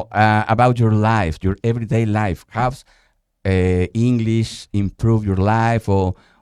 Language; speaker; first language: English; non-native, fluent; Spanish